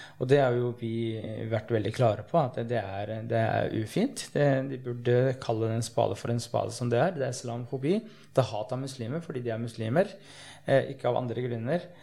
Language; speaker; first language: Norwegian; early bilingual, other home language; Somali